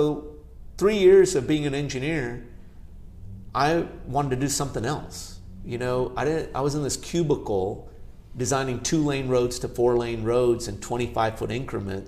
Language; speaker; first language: English; early bilingual, other home language; Gujarati